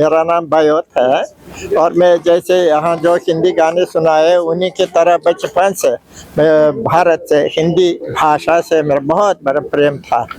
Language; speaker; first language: Hindi; non-native, fluent; Uzbek